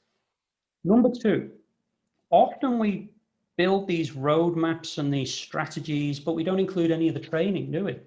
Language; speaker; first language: English; native; English